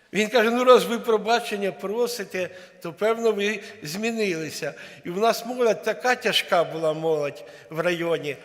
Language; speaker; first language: Ukrainian; non-native, local second language; Russian